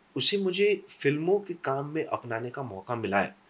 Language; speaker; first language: Hindi; non-native, local second language; English